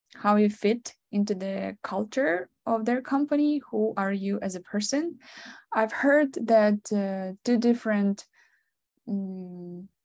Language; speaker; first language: English; non-native, fluent; Ukrainian